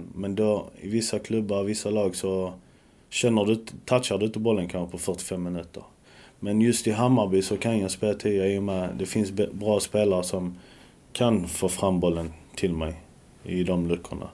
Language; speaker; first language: Swedish; early bilingual, other home language; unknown